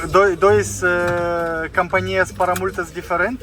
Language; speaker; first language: Portuguese; non-native, learner; Russian